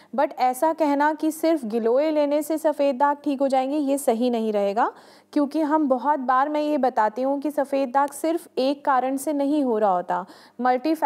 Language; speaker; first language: Hindi; native; Hindi